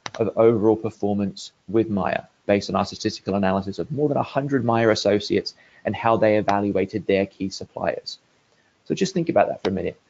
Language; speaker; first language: English; native; English